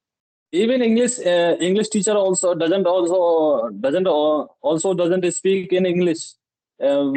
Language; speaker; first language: English; non-native, local second language; Hindi